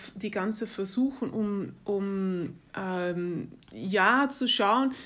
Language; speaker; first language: German; non-native, fluent; Dutch